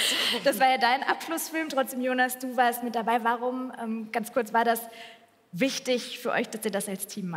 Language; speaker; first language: German; native; German